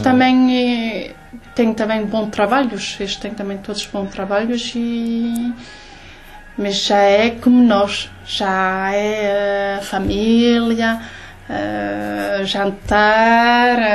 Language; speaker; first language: Portuguese; early bilingual, heritage; Portuguese